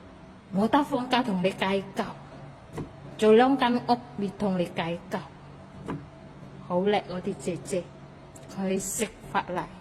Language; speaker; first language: Cantonese; non-native, fluent; Indonesian